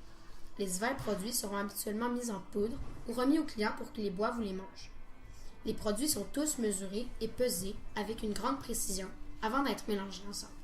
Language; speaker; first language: French; native; French